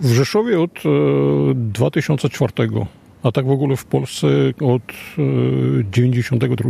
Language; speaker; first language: Polish; non-native, fluent; Armenian